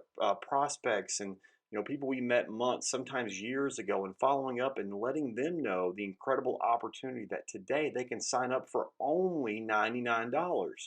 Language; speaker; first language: English; native; English